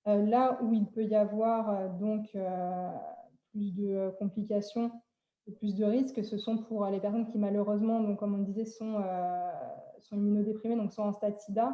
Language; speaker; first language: French; native; French